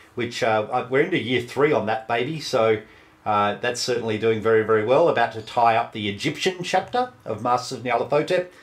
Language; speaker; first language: English; native; English